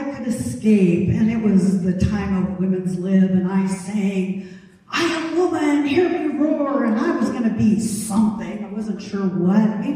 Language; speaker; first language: English; native; English